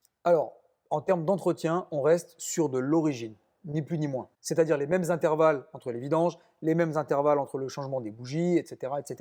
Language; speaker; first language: French; native; French